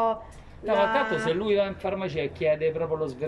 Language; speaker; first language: Italian; native; Italian